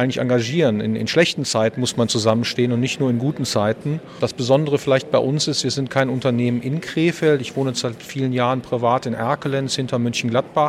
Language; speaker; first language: German; native; German